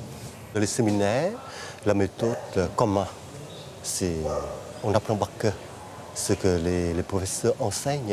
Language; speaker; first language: French; non-native, fluent; Vietnamese